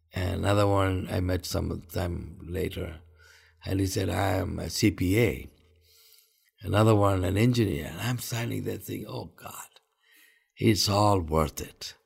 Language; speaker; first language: English; non-native, local second language; Malayalam